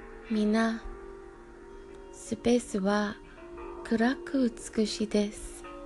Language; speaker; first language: Japanese; non-native, learner; English